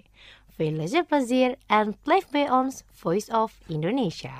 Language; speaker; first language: Dutch; non-native, fluent; Indonesian